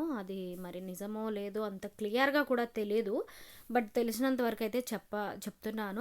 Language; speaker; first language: Telugu; native; Telugu